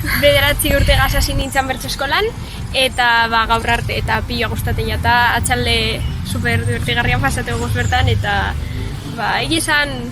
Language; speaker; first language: Basque; native; Basque